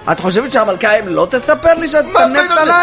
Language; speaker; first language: Hebrew; native; Hebrew